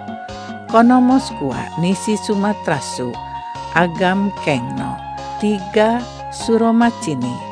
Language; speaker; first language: Japanese; non-native, fluent; Indonesian